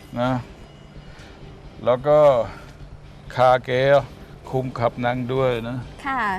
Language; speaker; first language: Thai; non-native, fluent; German